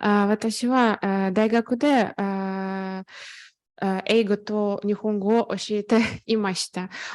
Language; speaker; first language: Japanese; non-native, fluent; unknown